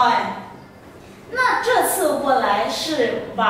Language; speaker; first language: Chinese; non-native, fluent; Vietnamese